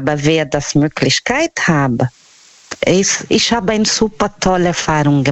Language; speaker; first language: German; non-native, fluent; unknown